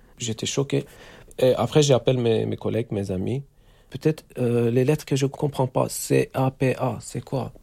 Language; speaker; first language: French; non-native, learner; Turkish